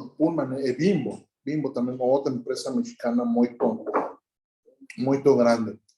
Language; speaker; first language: Portuguese; non-native, learner; Spanish